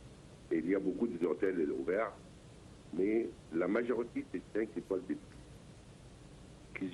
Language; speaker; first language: French; non-native, learner; Arabic